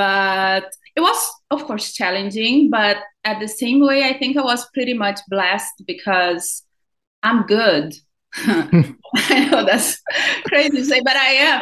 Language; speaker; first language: English; non-native, fluent; Portuguese